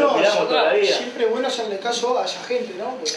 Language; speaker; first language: Spanish; native; Spanish